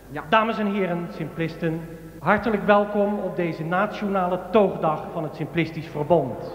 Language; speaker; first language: Dutch; native; Dutch